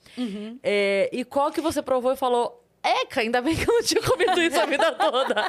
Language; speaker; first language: Portuguese; native; Portuguese